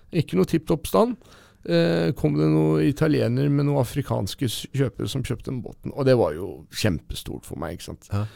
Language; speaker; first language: Norwegian; early bilingual, other home language; Persian